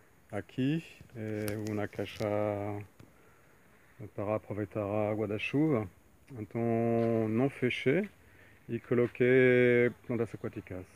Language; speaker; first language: Portuguese; non-native, fluent; French